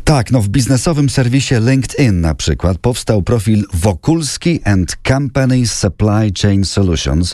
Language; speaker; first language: Polish; native; Polish